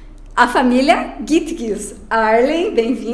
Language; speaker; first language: Portuguese; native; Portuguese